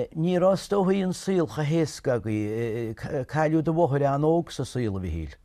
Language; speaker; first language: Irish; native; Irish